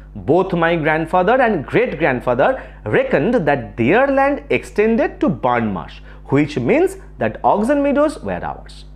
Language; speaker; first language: English; non-native, local second language; Bangla